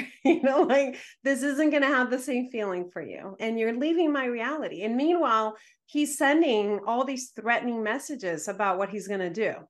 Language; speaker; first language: English; early bilingual, other home language; Spanish